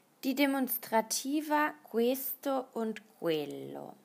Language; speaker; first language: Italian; non-native, fluent; German